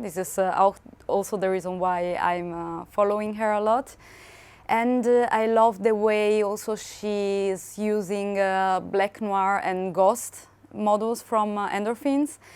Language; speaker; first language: English; non-native, fluent; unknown